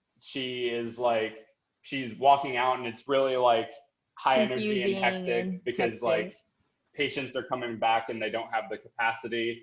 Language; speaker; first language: English; native; English